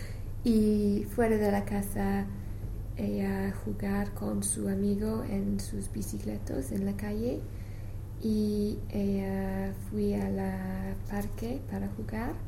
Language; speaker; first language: Spanish; non-native, learner; English